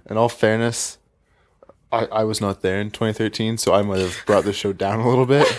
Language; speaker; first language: English; native; English